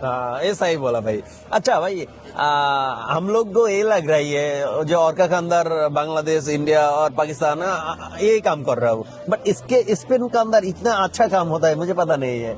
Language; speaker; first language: Hindi; non-native, fluent; Bangla